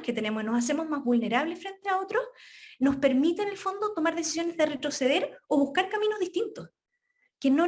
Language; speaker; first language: Spanish; native; Spanish